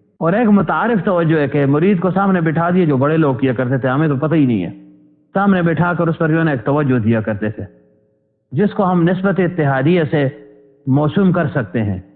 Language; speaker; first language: Urdu; non-native, local second language; Pashto